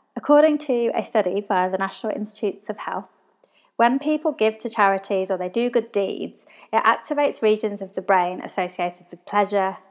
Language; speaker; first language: English; native; English